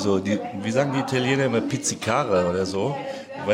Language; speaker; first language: German; native; German